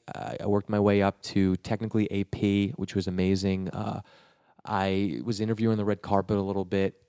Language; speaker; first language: English; native; English